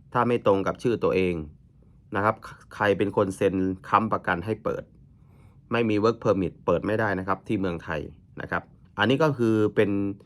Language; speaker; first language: Thai; native; Thai